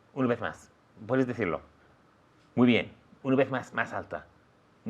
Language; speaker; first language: Spanish; non-native, fluent; English